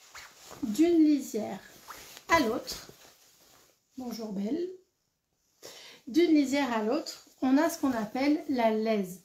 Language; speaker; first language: French; native; French